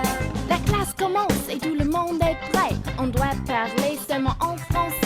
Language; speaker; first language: French; non-native, learner; English